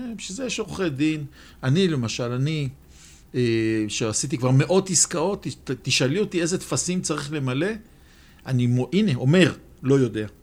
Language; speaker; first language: Hebrew; native; Hebrew